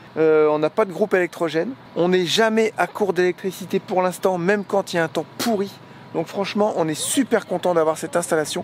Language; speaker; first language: French; native; French